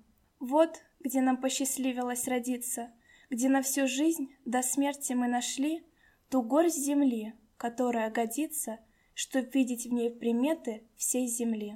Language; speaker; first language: Russian; native; Russian